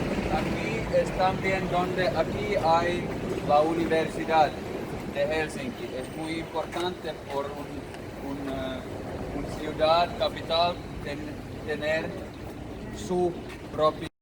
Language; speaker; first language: Spanish; non-native, learner; Finnish